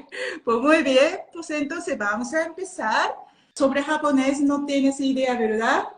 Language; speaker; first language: Spanish; non-native, learner; Japanese